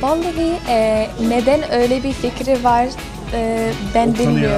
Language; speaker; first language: Turkish; non-native, fluent; English